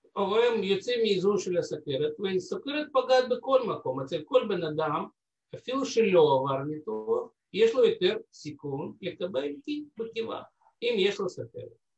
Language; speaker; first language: Hebrew; non-native, fluent; Russian